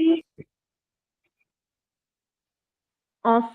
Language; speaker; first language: French; non-native, learner; Hindi